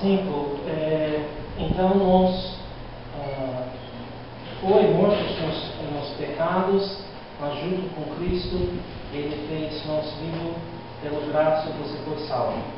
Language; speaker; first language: Portuguese; non-native, learner; English